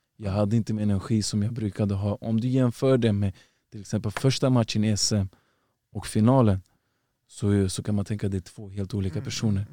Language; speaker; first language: Swedish; early bilingual, other home language; Uzbek